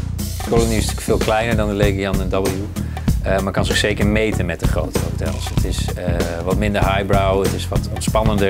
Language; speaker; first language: Dutch; native; Dutch